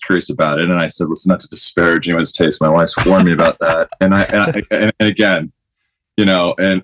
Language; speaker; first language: English; native; English